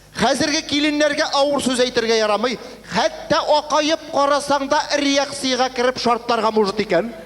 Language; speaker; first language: Tatar; native; Tatar